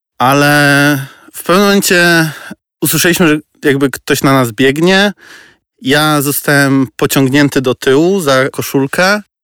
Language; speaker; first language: Polish; non-native, fluent; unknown